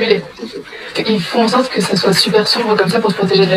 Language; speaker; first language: French; native; French